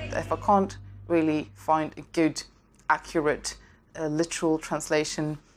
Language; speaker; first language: English; non-native, fluent; Norwegian